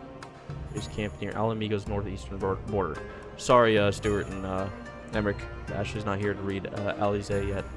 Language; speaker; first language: English; native; English